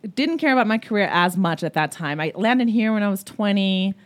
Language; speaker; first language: English; early bilingual, other home language; German